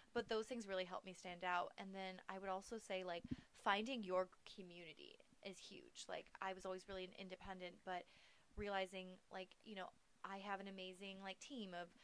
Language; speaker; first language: English; native; English